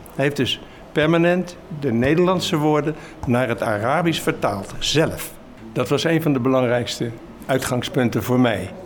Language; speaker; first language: Dutch; native; Dutch